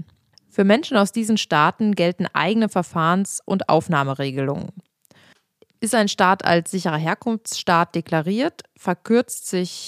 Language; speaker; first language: German; native; German